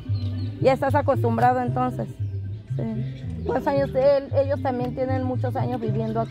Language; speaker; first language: Spanish; native; Spanish